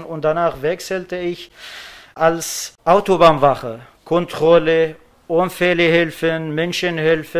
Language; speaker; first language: German; non-native, learner; Arabic